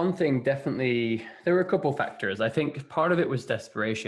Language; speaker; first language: English; native; English